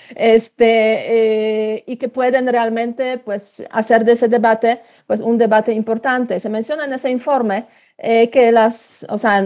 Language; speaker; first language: Spanish; non-native, fluent; Polish